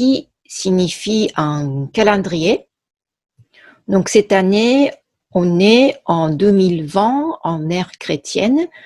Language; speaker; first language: French; non-native, fluent; Japanese